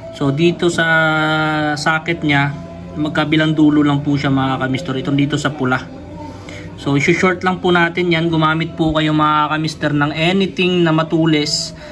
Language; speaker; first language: Filipino; non-native, local second language; Cebuano